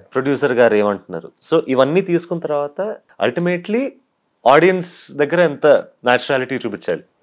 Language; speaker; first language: Telugu; native; Telugu